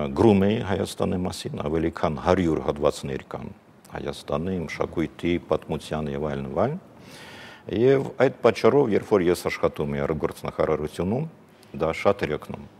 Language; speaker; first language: Armenian; non-native, fluent; Ukrainian